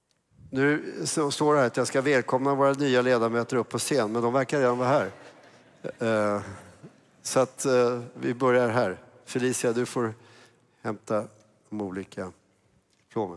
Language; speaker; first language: Swedish; native; Swedish